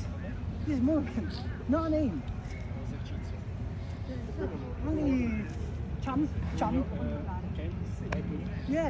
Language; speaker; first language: English; non-native, learner; Italian